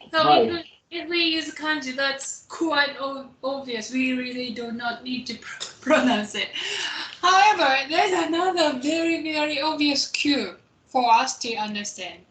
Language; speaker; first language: English; non-native, fluent; Japanese